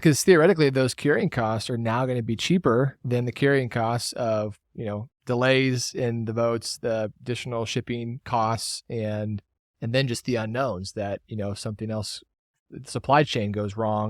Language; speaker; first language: English; native; English